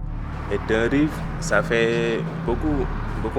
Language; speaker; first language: French; non-native, learner; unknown